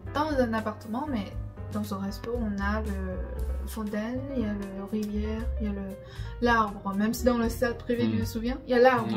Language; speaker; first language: French; non-native, fluent; Chinese